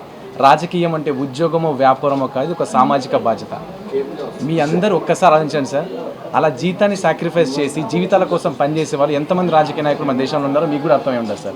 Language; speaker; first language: Telugu; native; Telugu